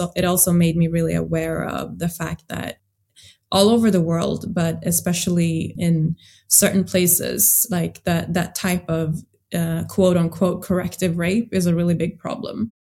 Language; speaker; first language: English; early bilingual, other home language; Swedish